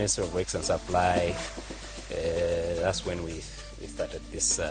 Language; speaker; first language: English; non-native, local second language; Bemba